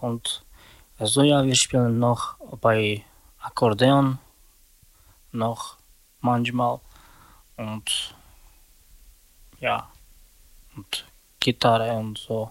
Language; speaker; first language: German; non-native, learner; Romany